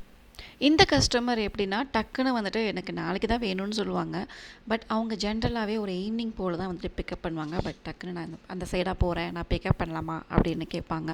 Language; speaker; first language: Tamil; native; Tamil